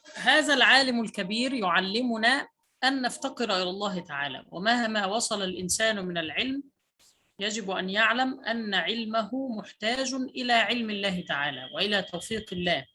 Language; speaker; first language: Arabic; native; Arabic